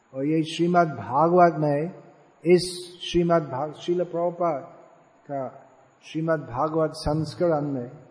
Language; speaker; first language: Hindi; non-native, fluent; English